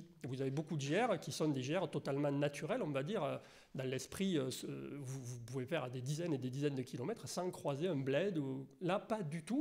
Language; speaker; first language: French; native; French